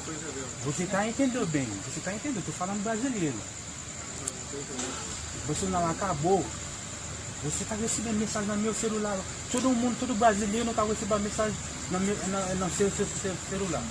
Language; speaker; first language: Portuguese; non-native, learner; Haitian Creole